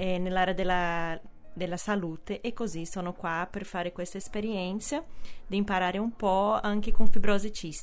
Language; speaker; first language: Italian; non-native, learner; Portuguese